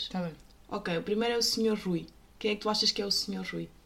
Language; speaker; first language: Portuguese; native; Portuguese